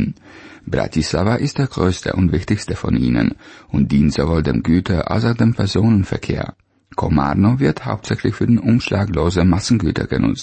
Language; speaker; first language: German; native; German